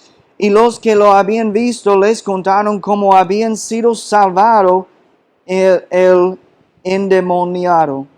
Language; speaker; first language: Spanish; non-native, fluent; English